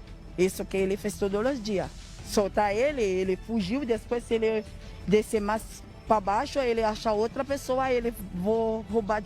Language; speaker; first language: Portuguese; non-native, learner; Haitian Creole